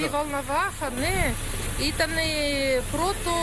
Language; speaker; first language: Greek; early bilingual, heritage; Greek